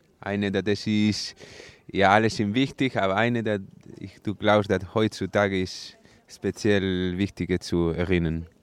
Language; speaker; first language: German; non-native, learner; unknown